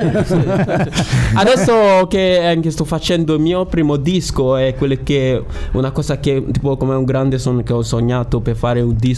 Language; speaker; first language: Italian; non-native, learner; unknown